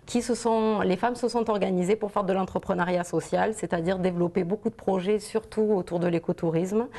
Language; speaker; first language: French; native; French